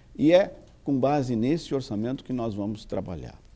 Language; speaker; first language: Portuguese; native; Portuguese